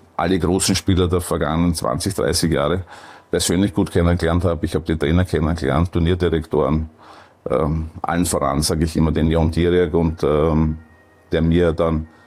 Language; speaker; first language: German; native; German